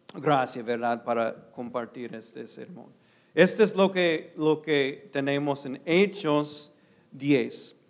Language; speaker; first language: Spanish; non-native, fluent; English